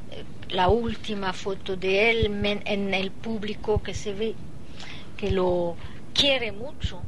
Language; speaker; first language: Spanish; non-native, fluent; French